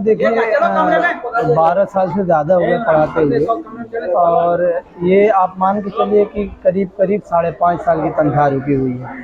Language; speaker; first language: Hindi; native; Hindi